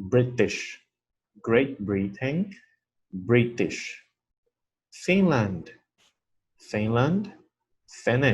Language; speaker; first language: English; non-native, fluent; Portuguese